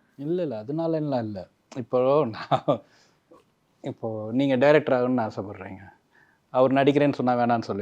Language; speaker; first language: Tamil; native; Tamil